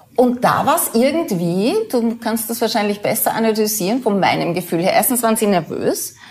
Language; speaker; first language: German; native; German